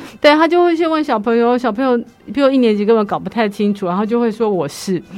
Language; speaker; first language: Chinese; native; Chinese